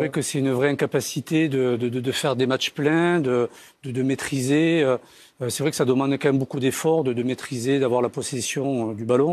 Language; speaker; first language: French; native; French